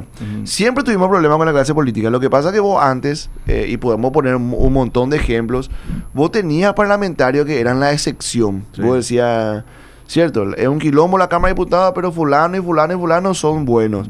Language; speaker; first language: Spanish; native; Spanish